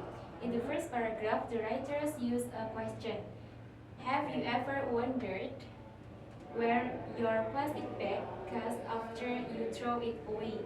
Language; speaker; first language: English; non-native, learner; Indonesian